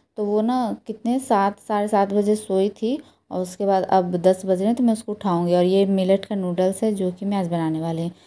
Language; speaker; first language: Hindi; native; Hindi